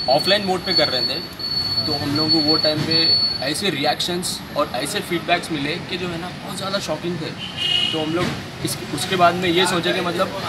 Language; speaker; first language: Hindi; non-native, local second language; Urdu